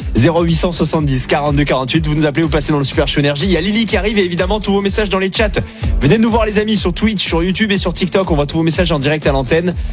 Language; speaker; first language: French; native; French